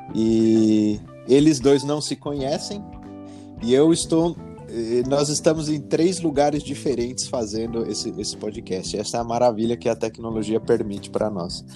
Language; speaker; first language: Portuguese; native; Portuguese